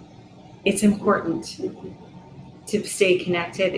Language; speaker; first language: English; native; English